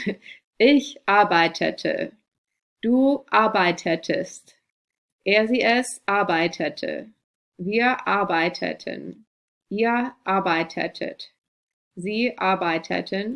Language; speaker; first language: German; non-native, fluent; English